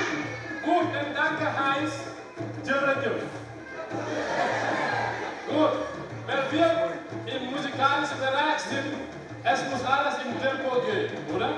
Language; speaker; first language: German; non-native, learner; Wolof